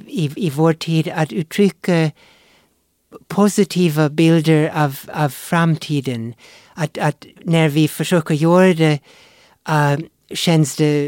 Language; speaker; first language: Swedish; non-native, fluent; English